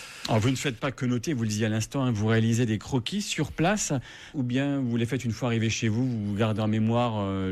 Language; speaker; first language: French; native; French